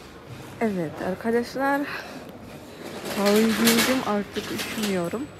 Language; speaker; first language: Turkish; non-native, learner; Russian